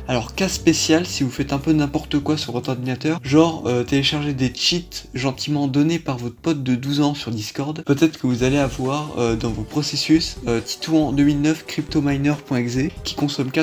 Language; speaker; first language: French; native; French